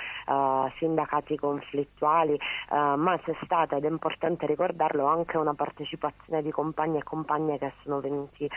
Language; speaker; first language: Italian; native; Italian